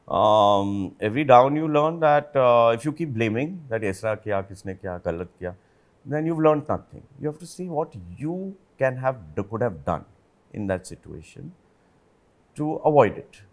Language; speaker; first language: English; non-native, local second language; Hindi